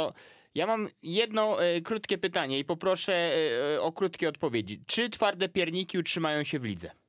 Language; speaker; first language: Polish; native; Polish